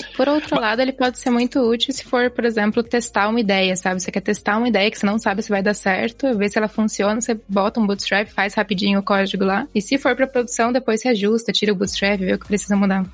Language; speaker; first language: Portuguese; native; Portuguese